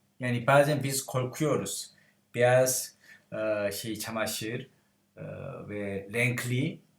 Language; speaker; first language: Turkish; non-native, learner; Korean